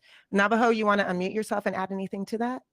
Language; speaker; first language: English; native; English